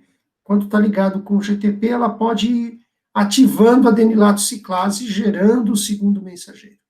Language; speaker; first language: Portuguese; native; Portuguese